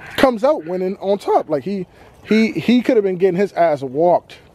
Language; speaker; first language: English; native; English